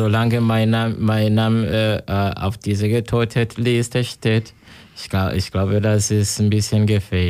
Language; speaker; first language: German; non-native, learner; Kinyarwanda